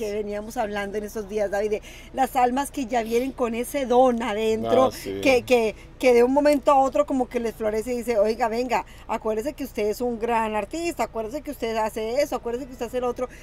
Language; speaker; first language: Spanish; native; Spanish